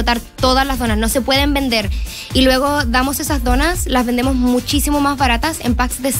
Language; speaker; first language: Spanish; native; Spanish